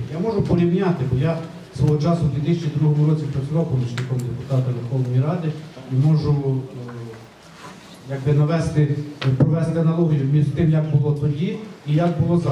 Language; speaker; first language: Ukrainian; native; Ukrainian